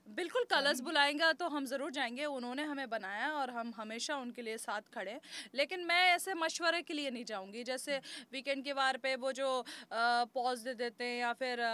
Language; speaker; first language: Hindi; native; Hindi